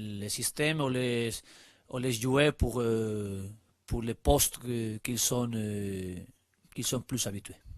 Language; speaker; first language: French; non-native, learner; Spanish